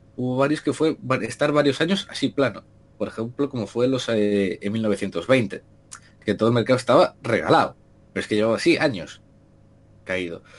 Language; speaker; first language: Spanish; native; Spanish